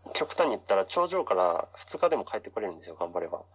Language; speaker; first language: Japanese; native; Japanese